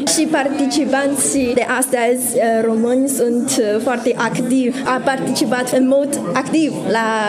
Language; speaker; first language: Romanian; non-native, fluent; Chinese